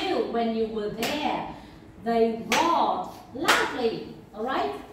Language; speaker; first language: English; non-native, fluent; Vietnamese